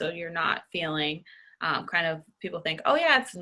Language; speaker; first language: English; native; English